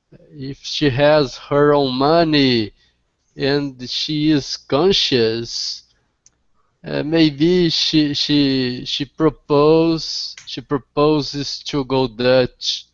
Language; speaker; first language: English; non-native, learner; Portuguese